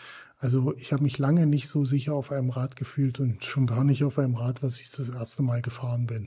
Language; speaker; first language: German; native; German